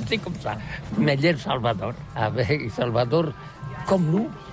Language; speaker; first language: French; non-native, learner; Catalan